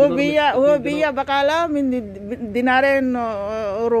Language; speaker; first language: Arabic; non-native, learner; Filipino